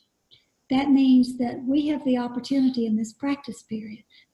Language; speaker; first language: English; native; English